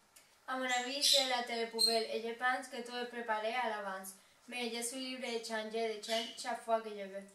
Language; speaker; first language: French; non-native, learner; Spanish